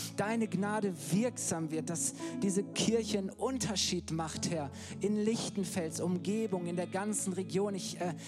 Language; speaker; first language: German; native; German